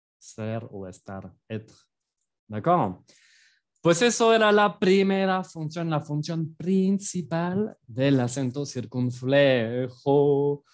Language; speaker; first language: Spanish; non-native, fluent; French